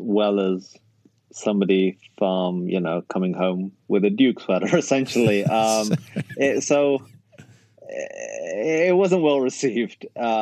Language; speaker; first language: English; native; English